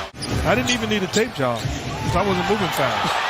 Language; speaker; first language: English; native; English